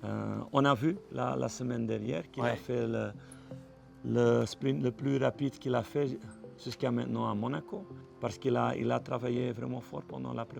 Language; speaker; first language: French; non-native, local second language; Dutch